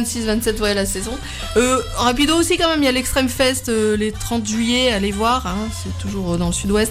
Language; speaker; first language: French; native; French